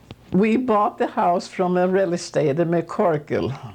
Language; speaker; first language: English; non-native, fluent; Swedish